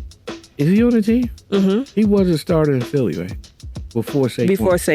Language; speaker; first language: English; native; English